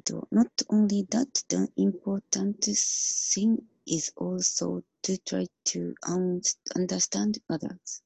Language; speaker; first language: English; non-native, learner; Japanese